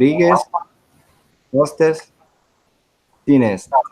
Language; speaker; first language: English; non-native, learner; Spanish